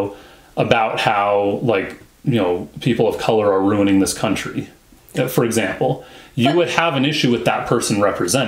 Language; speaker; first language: English; native; English